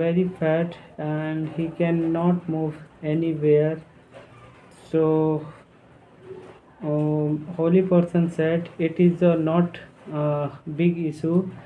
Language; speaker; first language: English; non-native, learner; Hindi